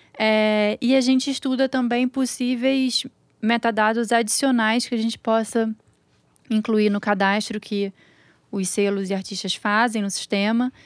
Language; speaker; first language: Portuguese; native; Portuguese